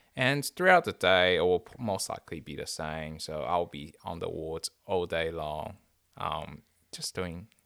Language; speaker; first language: English; non-native, fluent; Chinese